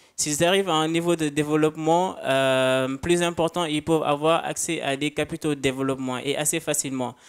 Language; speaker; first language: French; non-native, local second language; Wolof